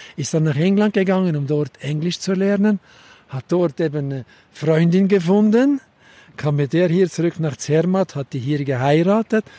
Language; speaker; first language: German; native; German